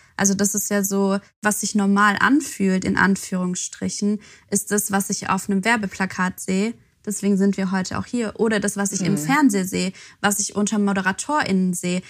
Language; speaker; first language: German; native; German